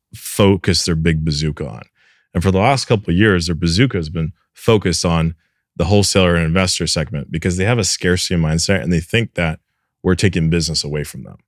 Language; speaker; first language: English; native; English